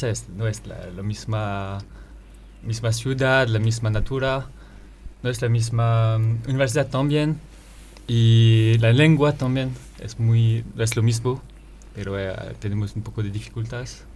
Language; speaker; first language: Spanish; non-native, learner; French